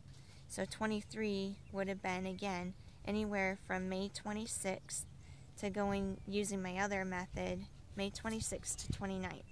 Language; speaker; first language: English; native; English